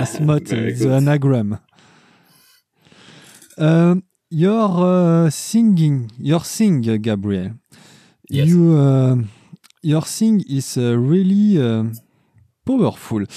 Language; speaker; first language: English; non-native, learner; French